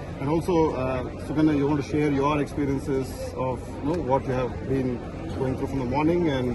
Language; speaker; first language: English; non-native, local second language; Telugu